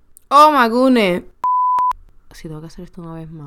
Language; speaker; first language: Spanish; early bilingual, heritage; Spanish